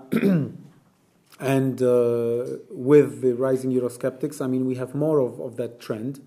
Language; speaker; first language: English; non-native, fluent; Polish